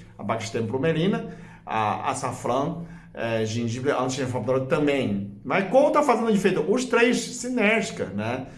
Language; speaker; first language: Portuguese; non-native, fluent; Chinese